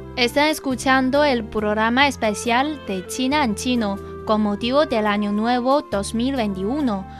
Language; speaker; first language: Spanish; non-native, fluent; Chinese